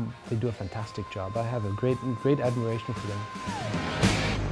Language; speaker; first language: English; native; English